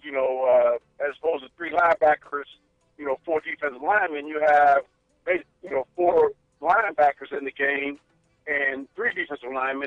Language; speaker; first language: English; native; English